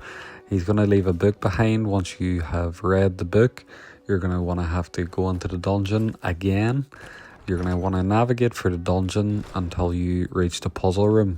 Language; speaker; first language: English; native; English